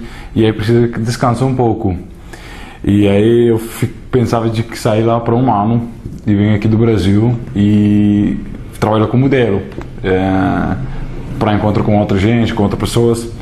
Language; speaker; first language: Portuguese; non-native, learner; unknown